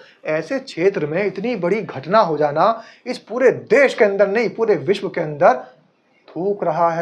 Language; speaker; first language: Hindi; native; Hindi